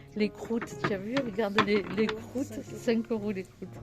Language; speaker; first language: French; native; French